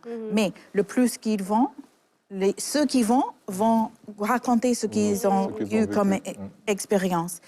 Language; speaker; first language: French; non-native, fluent; English